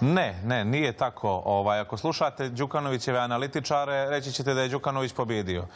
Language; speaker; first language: Serbian; native; Serbian